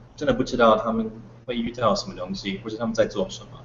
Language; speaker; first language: Chinese; non-native, fluent; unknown